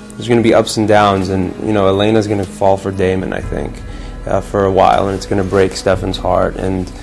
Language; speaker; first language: English; early bilingual, other home language; Polish